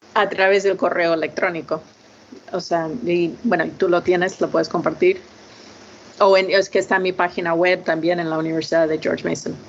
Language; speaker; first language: Spanish; non-native, fluent; English